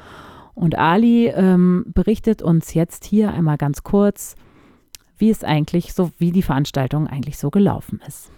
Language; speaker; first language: German; native; German